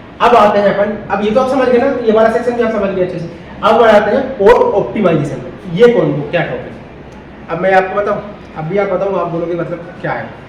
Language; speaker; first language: Hindi; native; Hindi